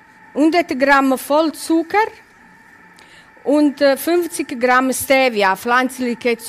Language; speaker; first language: German; non-native, learner; Italian